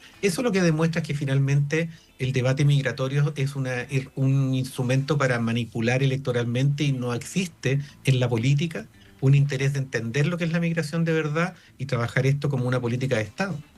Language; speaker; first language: Spanish; native; Spanish